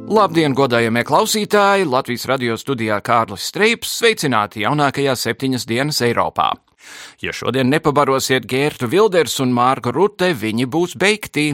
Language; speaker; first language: Latvian; early bilingual, heritage; Latvian